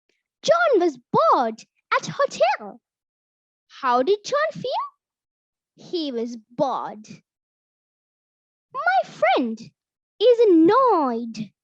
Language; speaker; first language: English; non-native, local second language; Sinhala